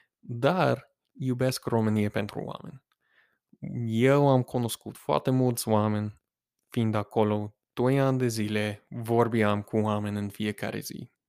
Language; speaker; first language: Romanian; non-native, fluent; English